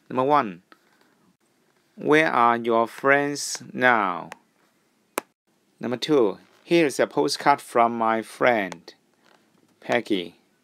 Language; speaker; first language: English; non-native, local second language; Cantonese